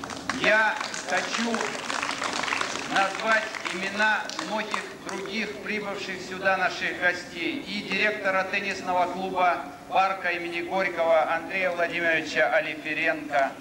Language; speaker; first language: Russian; native; Russian